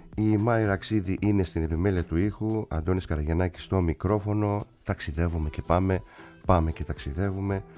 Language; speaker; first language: Greek; native; Greek